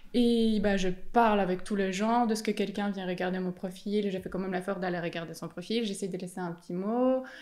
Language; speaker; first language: French; non-native, fluent; Polish